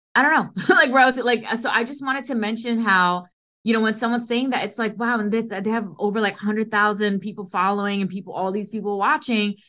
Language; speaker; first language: English; early bilingual, other home language; Hindi